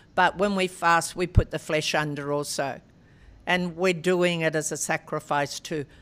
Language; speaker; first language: English; native; English